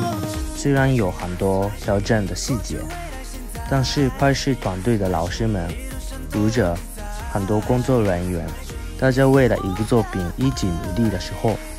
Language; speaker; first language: Chinese; non-native, fluent; Japanese